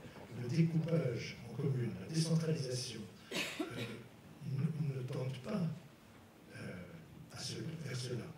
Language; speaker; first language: French; native; French